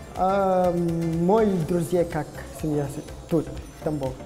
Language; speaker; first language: Russian; non-native, learner; Arabic